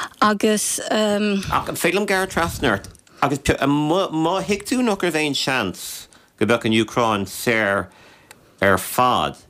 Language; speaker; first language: Irish; native; Irish